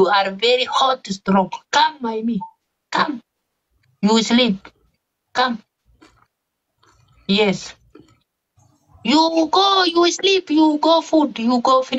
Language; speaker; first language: English; non-native, learner; Arabic